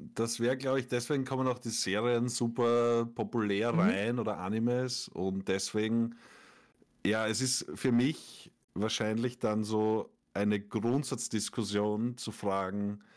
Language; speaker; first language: German; native; German